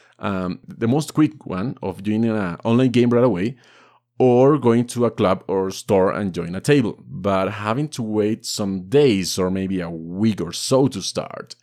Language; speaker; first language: English; non-native, fluent; Spanish